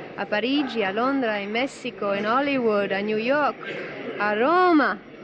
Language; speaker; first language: Italian; non-native, learner; French